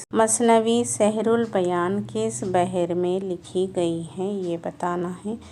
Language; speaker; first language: Urdu; native; Urdu